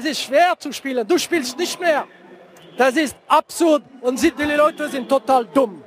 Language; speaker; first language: German; non-native, fluent; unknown